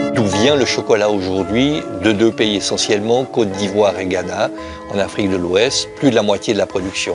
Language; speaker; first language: French; native; French